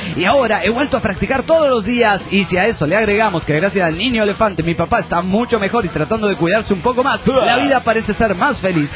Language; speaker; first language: Spanish; native; Spanish